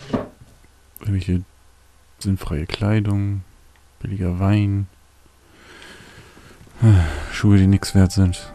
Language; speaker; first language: German; native; German